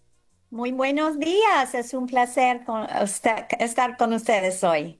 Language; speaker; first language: Spanish; early bilingual, heritage; English